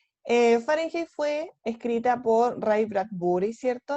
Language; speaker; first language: Spanish; native; Spanish